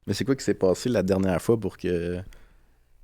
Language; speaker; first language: French; native; French